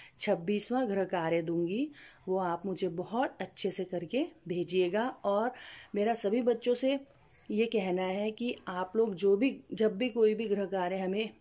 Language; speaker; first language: Hindi; native; Hindi